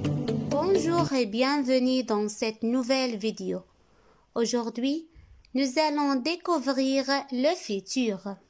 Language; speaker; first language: French; non-native, local second language; Arabic